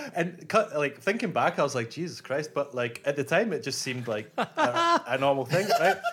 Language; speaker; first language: English; native; English